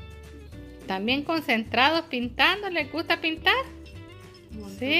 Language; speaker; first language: Spanish; native; Spanish